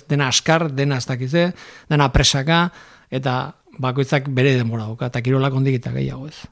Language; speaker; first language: Basque; native; Basque